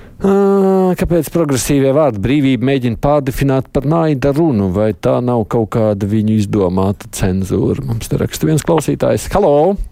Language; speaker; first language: Latvian; native; Latvian